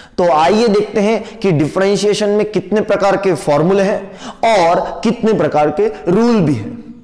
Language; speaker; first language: Hindi; non-native, local second language; Marathi